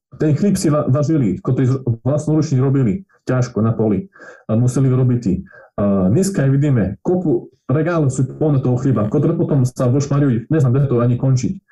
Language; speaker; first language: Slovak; non-native, local second language; Rusyn